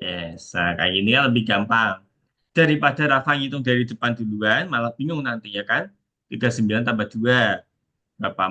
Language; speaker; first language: Indonesian; native; Indonesian